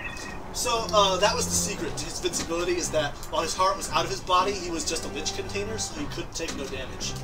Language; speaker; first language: English; native; English